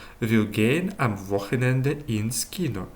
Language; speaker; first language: German; non-native, fluent; Ukrainian